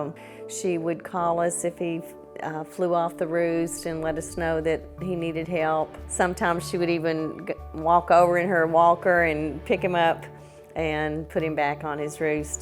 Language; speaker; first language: English; native; English